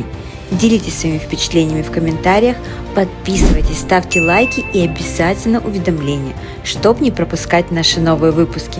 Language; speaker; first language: Russian; native; Russian